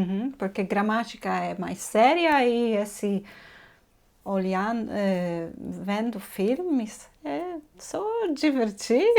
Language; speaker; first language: Portuguese; non-native, learner; Polish